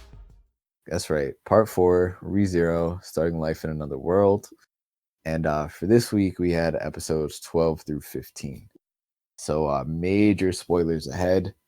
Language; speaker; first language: English; native; English